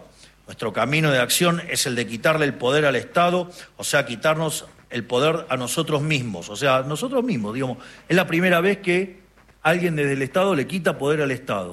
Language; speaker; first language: Spanish; native; Spanish